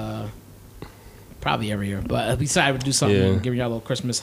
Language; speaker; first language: English; native; English